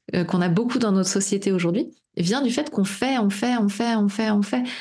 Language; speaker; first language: French; native; French